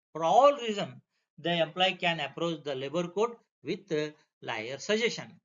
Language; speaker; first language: English; non-native, local second language; Kannada